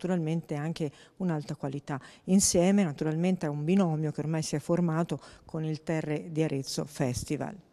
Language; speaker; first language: Italian; native; Italian